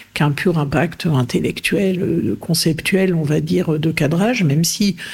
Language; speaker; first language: French; native; French